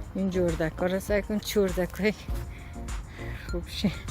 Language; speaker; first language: Persian; native; Persian